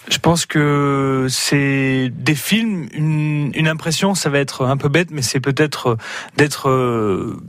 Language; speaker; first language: French; native; French